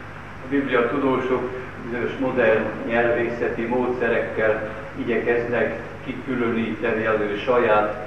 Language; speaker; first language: Hungarian; native; Hungarian